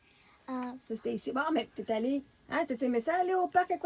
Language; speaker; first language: French; native; French